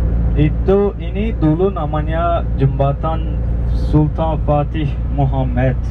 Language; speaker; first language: Indonesian; non-native, fluent; Turkish